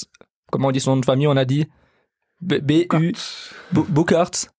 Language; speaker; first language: French; native; French